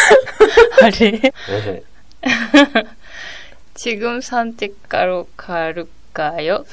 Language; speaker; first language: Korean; non-native, learner; Japanese